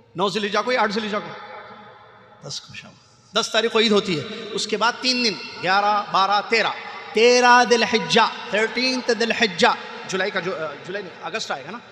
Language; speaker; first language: Urdu; native; Urdu